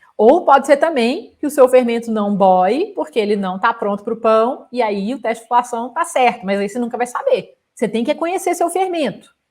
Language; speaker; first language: Portuguese; native; Portuguese